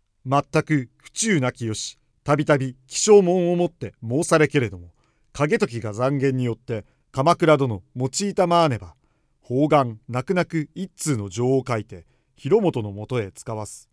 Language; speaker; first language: Japanese; native; Japanese